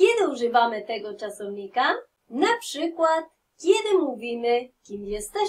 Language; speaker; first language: Polish; non-native, fluent; Spanish